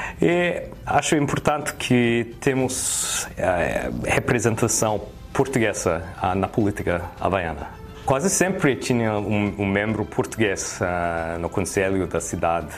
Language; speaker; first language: Portuguese; early bilingual, heritage; English